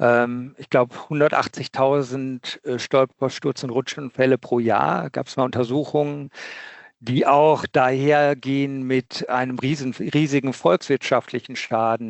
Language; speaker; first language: German; native; German